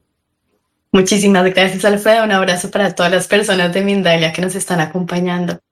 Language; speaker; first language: Spanish; native; Spanish